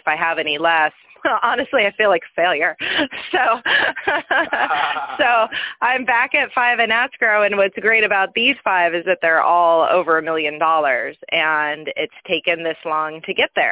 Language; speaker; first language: English; native; English